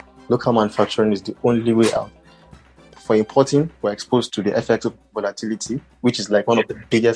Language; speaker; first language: English; non-native, local second language; Hausa